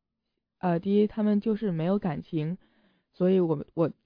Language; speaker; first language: Chinese; early bilingual, heritage; Chinese